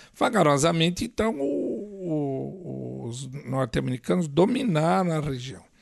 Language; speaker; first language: Portuguese; native; Portuguese